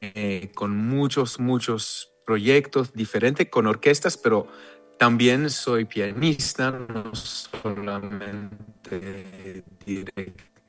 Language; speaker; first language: Spanish; non-native, fluent; Hebrew